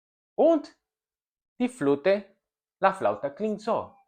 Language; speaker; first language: German; non-native, learner; Spanish